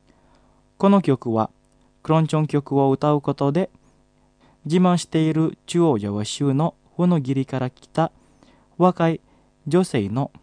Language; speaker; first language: Japanese; non-native, fluent; Indonesian